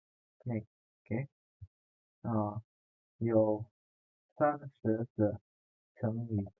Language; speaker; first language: Chinese; non-native, fluent; Indonesian